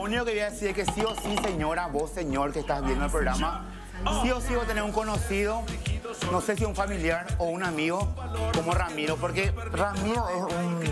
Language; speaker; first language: Spanish; native; Spanish